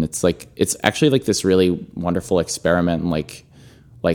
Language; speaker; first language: English; native; English